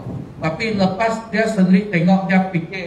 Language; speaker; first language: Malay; non-native, local second language; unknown